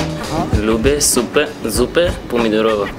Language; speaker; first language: Polish; non-native, learner; Bulgarian